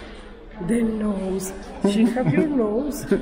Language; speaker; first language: English; non-native, learner; Spanish